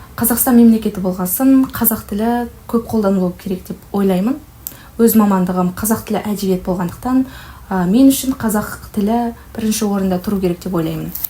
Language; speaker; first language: Kazakh; early bilingual, heritage; Kazakh